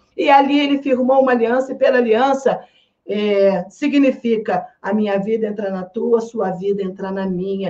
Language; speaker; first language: Portuguese; native; Portuguese